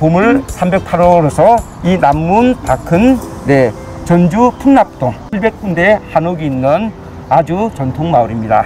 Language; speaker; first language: Korean; native; Korean